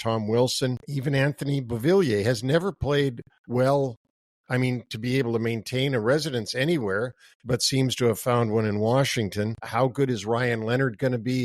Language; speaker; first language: English; native; English